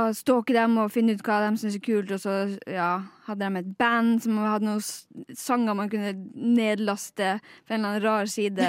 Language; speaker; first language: Norwegian; native; Norwegian